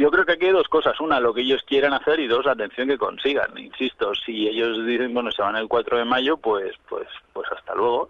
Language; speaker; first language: Spanish; native; Spanish